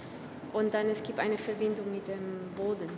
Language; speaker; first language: German; non-native, learner; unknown